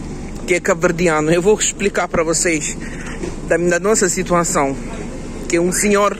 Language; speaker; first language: Portuguese; non-native, fluent; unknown